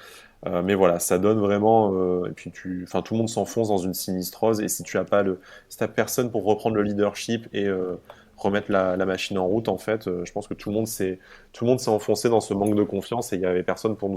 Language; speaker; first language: French; native; French